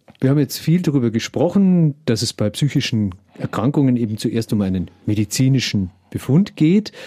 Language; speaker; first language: German; native; German